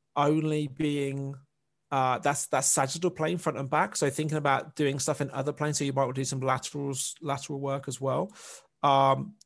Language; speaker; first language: English; native; English